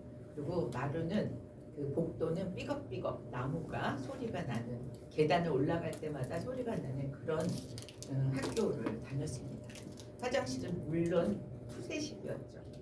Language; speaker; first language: Korean; native; Korean